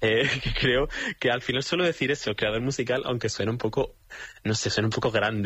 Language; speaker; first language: Spanish; native; Spanish